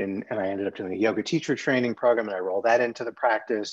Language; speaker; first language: English; native; English